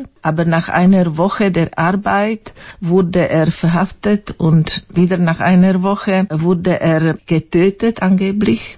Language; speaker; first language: German; non-native, fluent; Slovak